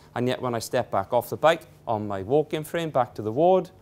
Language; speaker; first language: English; native; English